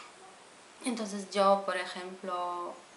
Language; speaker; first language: Spanish; non-native, fluent; Polish